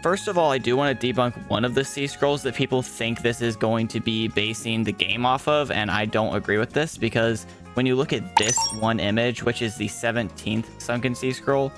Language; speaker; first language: English; native; English